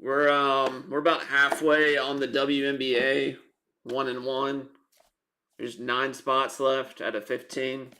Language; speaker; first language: English; native; English